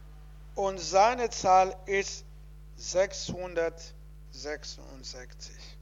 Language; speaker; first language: German; non-native, learner; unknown